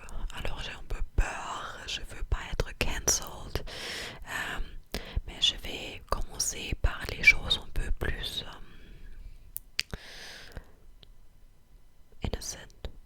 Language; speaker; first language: French; non-native, fluent; English